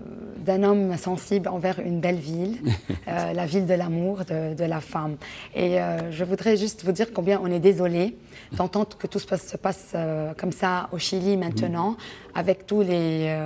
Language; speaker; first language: French; non-native, local second language; Arabic